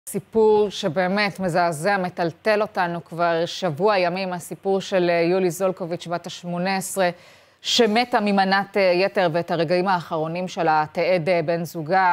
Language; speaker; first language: Hebrew; native; Hebrew